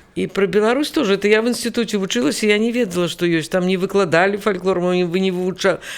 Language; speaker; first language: Belarusian; native; Belarusian